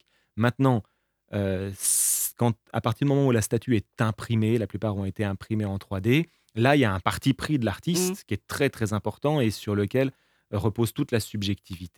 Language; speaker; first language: French; native; French